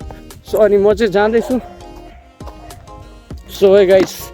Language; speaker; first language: Hindi; non-native, local second language; Nepali